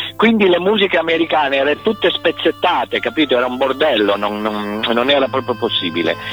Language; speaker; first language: Italian; native; Italian